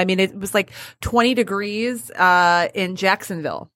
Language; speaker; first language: English; native; English